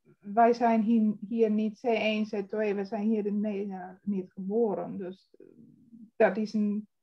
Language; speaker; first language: Dutch; non-native, fluent; Spanish